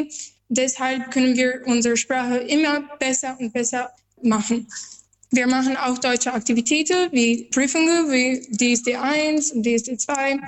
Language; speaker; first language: German; non-native, learner; Albanian